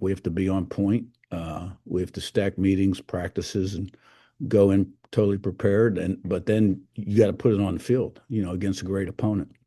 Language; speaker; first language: English; native; English